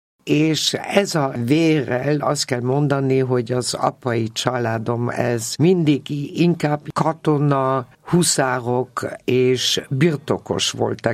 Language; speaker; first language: Hungarian; non-native, fluent; German